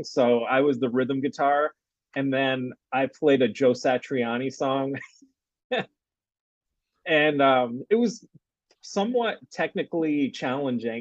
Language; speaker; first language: English; native; English